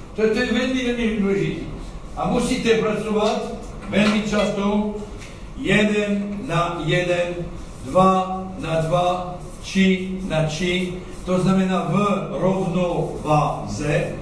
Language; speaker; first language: Czech; non-native, learner; French